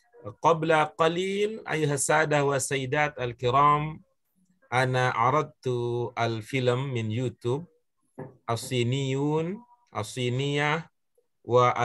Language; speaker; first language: Arabic; non-native, learner; Indonesian